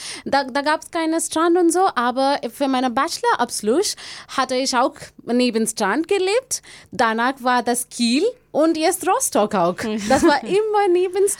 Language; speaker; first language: German; non-native, learner; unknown